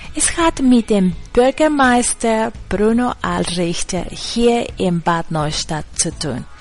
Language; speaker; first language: German; non-native, learner; Spanish